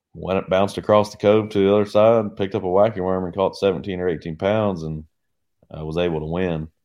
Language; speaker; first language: English; native; English